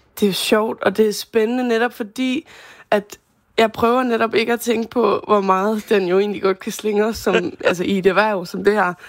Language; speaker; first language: Danish; native; Danish